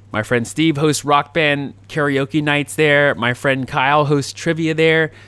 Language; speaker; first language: English; native; English